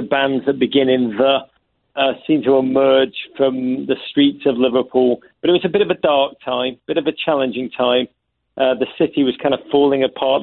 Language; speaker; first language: English; native; English